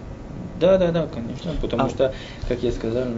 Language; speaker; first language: Russian; non-native, learner; French